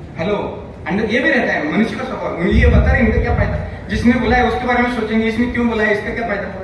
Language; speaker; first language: Hindi; non-native, local second language; Marathi